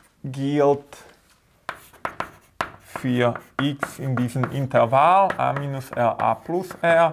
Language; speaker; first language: German; non-native, fluent; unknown